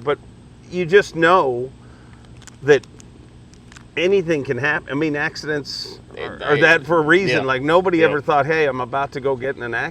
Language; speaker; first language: English; native; English